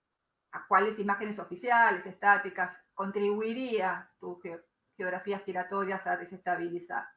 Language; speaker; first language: Spanish; native; Spanish